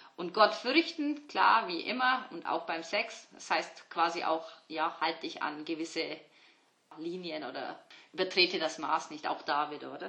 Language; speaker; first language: German; early bilingual, other home language; Turkish